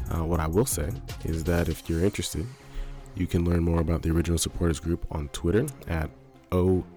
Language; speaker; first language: English; native; English